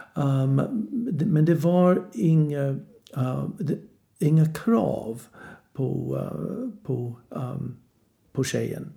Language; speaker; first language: Swedish; non-native, fluent; English